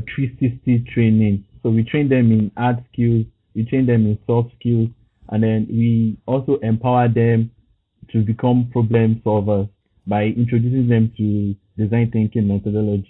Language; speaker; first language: English; non-native, local second language; Yoruba